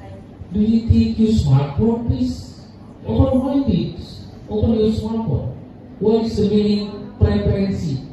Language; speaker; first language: English; non-native, learner; Indonesian